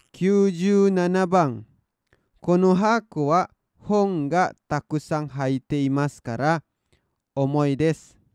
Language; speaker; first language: Japanese; non-native, fluent; Indonesian